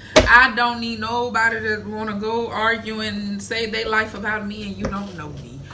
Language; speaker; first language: English; native; English